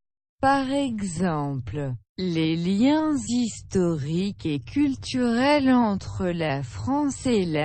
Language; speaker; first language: French; non-native, learner; Russian